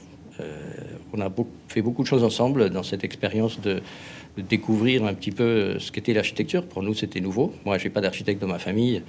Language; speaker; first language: French; non-native, fluent; Spanish